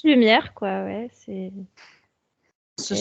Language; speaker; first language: French; native; French